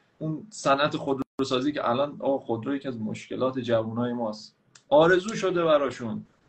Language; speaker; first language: Persian; native; Persian